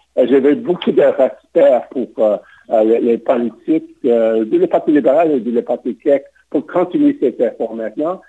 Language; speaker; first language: French; non-native, local second language; English